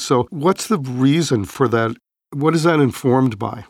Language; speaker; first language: English; native; English